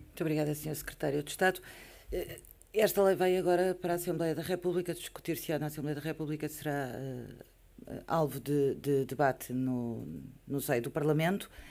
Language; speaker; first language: Portuguese; native; Portuguese